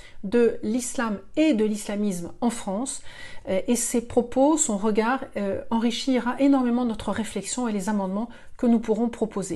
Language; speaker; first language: French; native; French